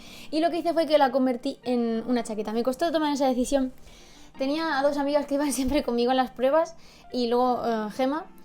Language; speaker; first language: Spanish; native; Spanish